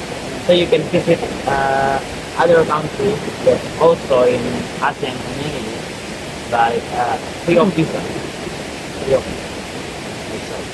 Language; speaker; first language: English; non-native, learner; Indonesian